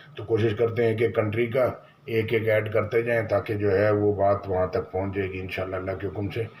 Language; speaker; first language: Urdu; native; Urdu